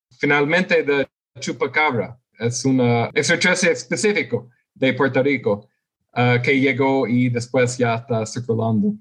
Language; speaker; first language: Spanish; non-native, fluent; English